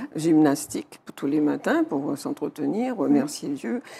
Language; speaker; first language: French; native; French